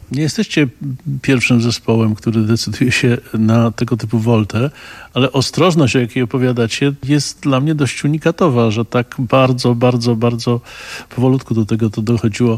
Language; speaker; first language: Polish; native; Polish